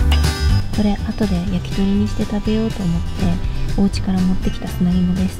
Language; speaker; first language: Japanese; native; Japanese